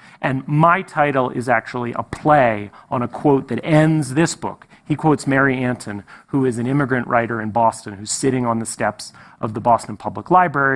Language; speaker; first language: English; native; English